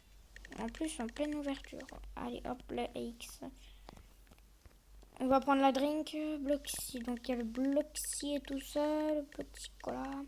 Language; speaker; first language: French; native; French